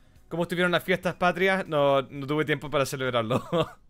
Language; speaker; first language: Spanish; early bilingual, heritage; Spanish